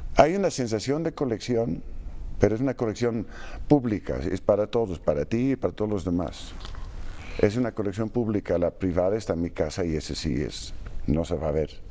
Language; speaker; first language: Spanish; non-native, fluent; Dutch